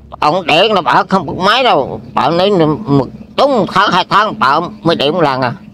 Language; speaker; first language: Vietnamese; non-native, local second language; Eastern Cham